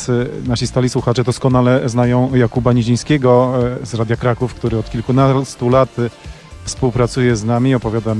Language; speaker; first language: Polish; native; Polish